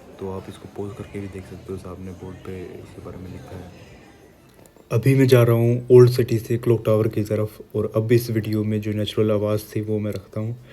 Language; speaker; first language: Hindi; native; Hindi